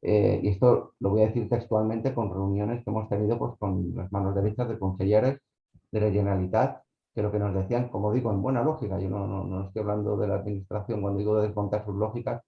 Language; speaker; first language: Spanish; native; Spanish